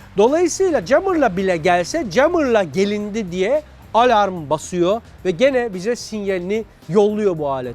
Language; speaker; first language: Turkish; native; Turkish